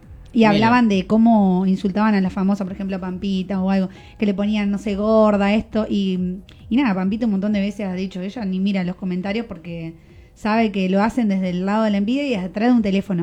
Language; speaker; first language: Spanish; native; Spanish